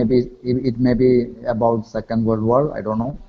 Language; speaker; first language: English; non-native, learner; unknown